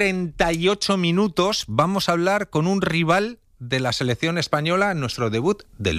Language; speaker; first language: Spanish; native; Spanish